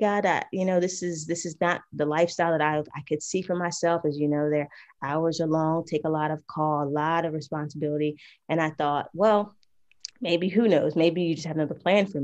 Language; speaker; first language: English; native; English